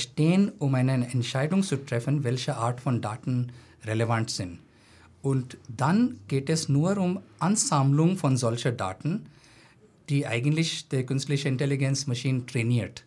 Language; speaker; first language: German; non-native, fluent; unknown